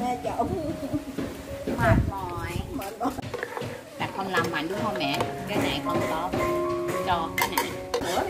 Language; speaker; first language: Vietnamese; non-native, learner; Thai